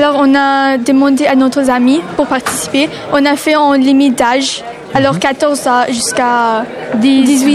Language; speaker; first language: French; non-native, learner; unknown